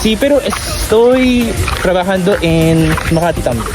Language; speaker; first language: Spanish; non-native, learner; Filipino